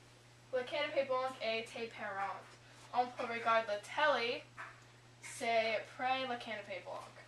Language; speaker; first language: French; non-native, learner; English